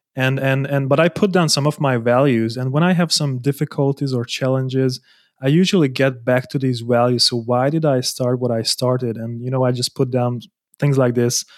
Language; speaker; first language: English; non-native, fluent; Hungarian